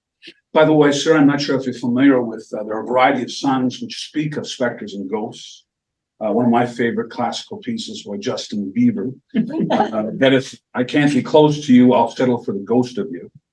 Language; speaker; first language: English; native; English